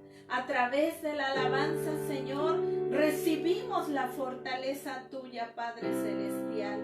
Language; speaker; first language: Spanish; native; Spanish